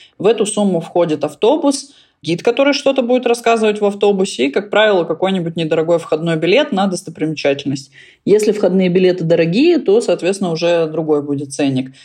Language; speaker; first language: Russian; native; Russian